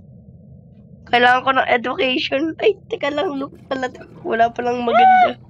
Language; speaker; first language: Filipino; native; Filipino